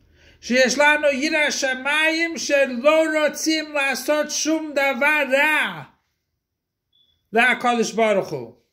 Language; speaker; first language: Hebrew; non-native, fluent; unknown